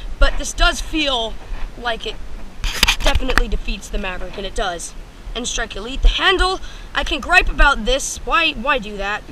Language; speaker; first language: English; native; English